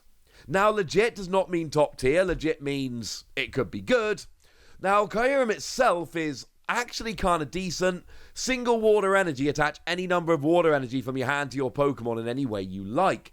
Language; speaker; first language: English; native; English